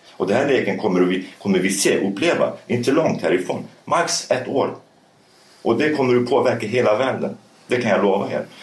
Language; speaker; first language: Swedish; early bilingual, other home language; Kurdish